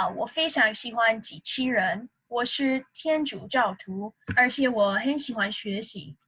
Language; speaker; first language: Chinese; non-native, fluent; English